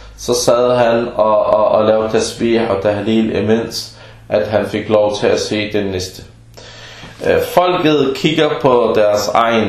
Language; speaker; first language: Danish; early bilingual, other home language; Arabic